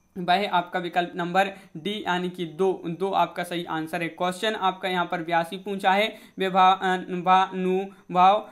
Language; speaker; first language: Hindi; native; Hindi